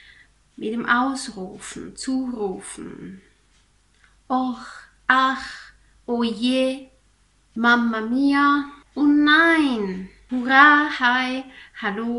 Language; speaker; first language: German; non-native, fluent; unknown